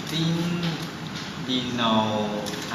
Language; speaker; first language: Catalan; non-native, learner; Thai